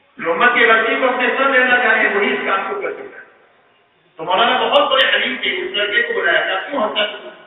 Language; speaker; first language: Urdu; native; Urdu